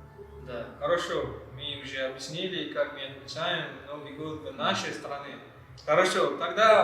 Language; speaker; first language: Russian; non-native, learner; Malay